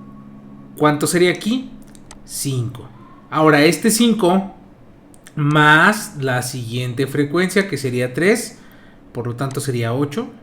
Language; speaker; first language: Spanish; native; Spanish